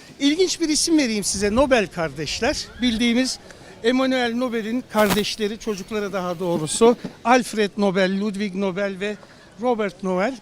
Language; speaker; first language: Turkish; native; Turkish